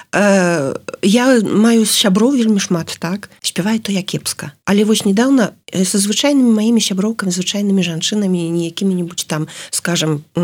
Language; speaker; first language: Belarusian; native; Belarusian